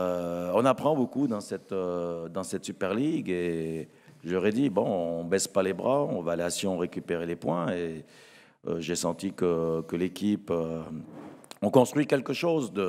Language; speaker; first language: French; native; French